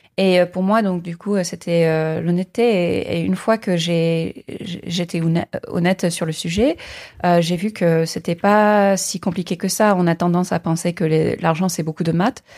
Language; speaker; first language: French; non-native, fluent; English